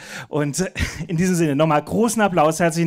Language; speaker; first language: German; native; German